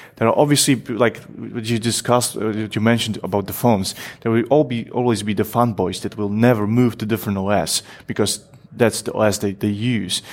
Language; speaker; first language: English; non-native, fluent; Polish